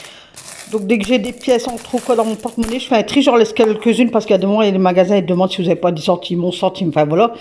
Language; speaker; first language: French; native; French